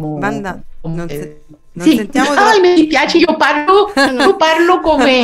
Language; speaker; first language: Italian; non-native, learner; Spanish